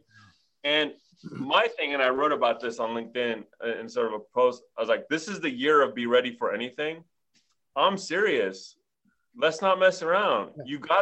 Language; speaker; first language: English; early bilingual, other home language; Armenian